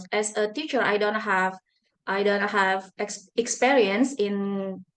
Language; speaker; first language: English; non-native, fluent; Buginese